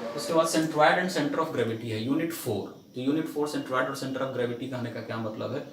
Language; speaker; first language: Hindi; native; Hindi